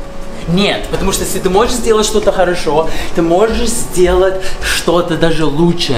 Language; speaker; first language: Russian; non-native, fluent; English